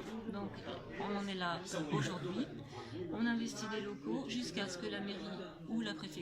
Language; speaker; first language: French; native; French